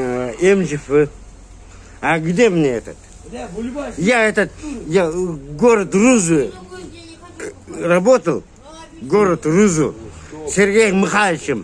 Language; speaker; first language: Russian; non-native, local second language; Kyrgyz